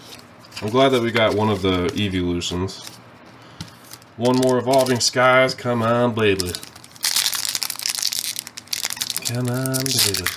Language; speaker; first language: English; native; English